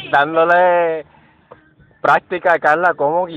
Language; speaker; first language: Spanish; native; Spanish